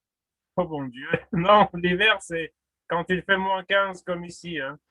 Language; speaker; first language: French; non-native, fluent; Russian